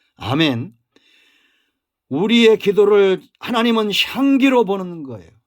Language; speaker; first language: Korean; native; Korean